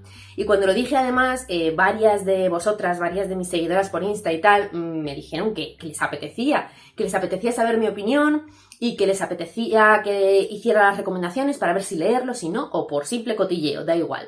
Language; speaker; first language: Spanish; native; Spanish